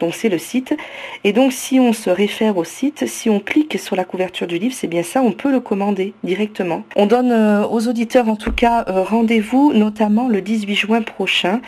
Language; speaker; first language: French; native; French